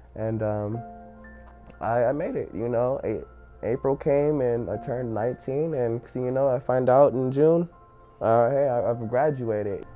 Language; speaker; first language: English; native; English